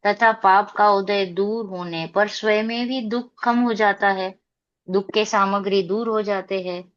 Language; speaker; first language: Hindi; non-native, local second language; Gujarati